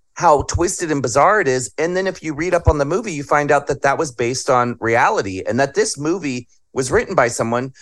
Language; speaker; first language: English; native; English